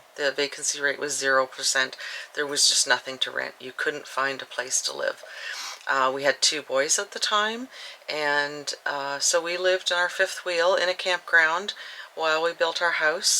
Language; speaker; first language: English; native; English